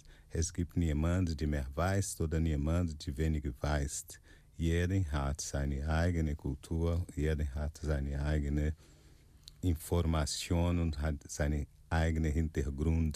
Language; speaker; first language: German; non-native, fluent; Portuguese